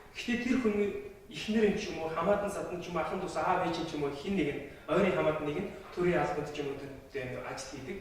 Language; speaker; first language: Mongolian; non-native, local second language; Kazakh